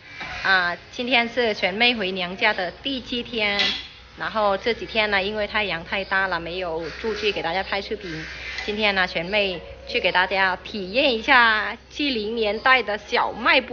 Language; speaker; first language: Chinese; non-native, fluent; Vietnamese